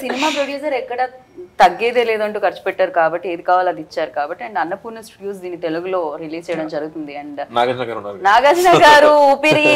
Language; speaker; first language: Telugu; native; Telugu